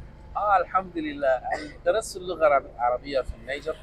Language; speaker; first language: Arabic; non-native, fluent; Tamasheq